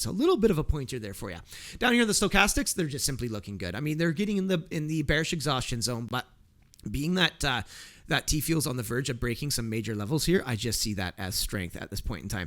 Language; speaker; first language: English; native; English